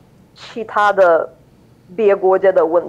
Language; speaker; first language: Chinese; non-native, fluent; Ukrainian